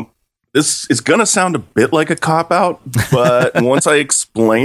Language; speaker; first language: English; native; English